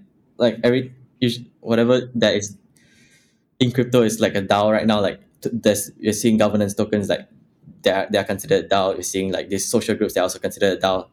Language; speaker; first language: English; non-native, local second language; Chinese